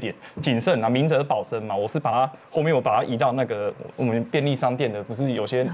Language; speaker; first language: Chinese; native; Chinese